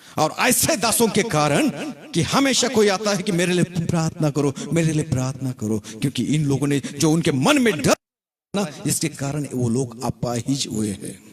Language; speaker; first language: Hindi; non-native, local second language; Marathi